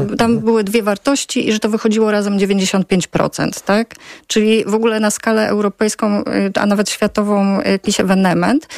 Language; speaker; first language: Polish; native; Polish